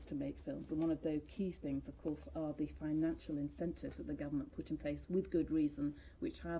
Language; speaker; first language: English; native; English